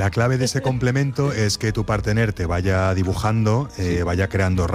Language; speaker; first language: Spanish; native; Spanish